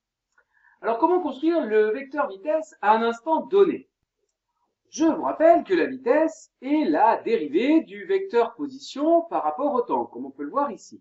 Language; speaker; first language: French; native; French